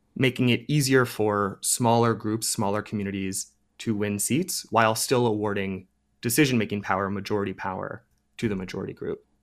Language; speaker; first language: English; native; English